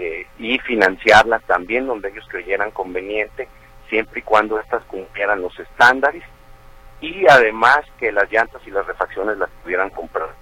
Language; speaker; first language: Spanish; native; Spanish